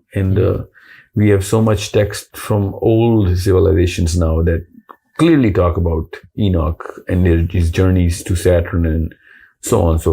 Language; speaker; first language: English; non-native, local second language; Urdu